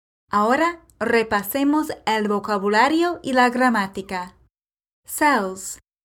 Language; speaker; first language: Spanish; non-native, fluent; English